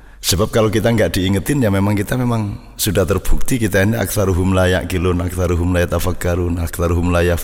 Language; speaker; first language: Indonesian; non-native, local second language; Javanese